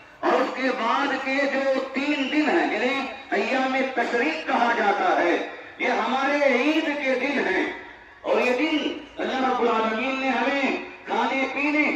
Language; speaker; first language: Urdu; native; Urdu